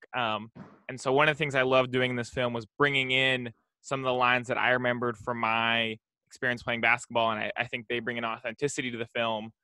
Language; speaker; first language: English; native; English